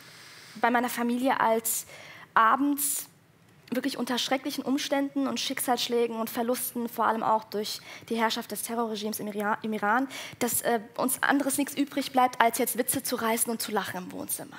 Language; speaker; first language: German; early bilingual, other home language; Persian